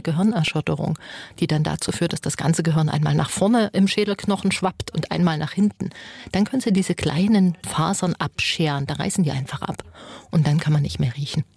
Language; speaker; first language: German; native; German